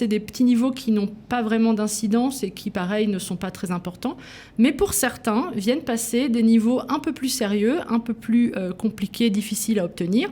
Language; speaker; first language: French; native; French